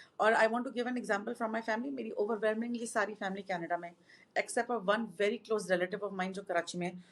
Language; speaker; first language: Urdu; native; Urdu